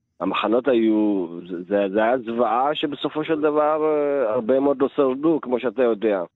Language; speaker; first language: Hebrew; early bilingual, other home language; Amharic